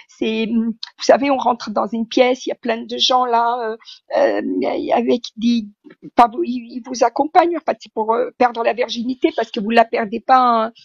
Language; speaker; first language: French; early bilingual, other home language; Riffian